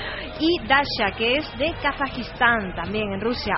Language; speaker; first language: Spanish; native; Spanish